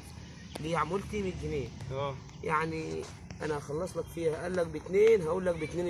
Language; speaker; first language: Arabic; native; Arabic